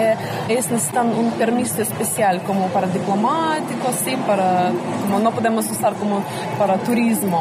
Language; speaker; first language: Spanish; non-native, learner; Russian